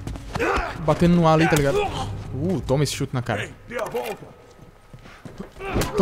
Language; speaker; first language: Portuguese; native; Portuguese